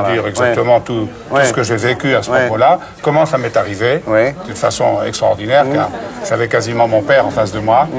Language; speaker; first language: French; native; French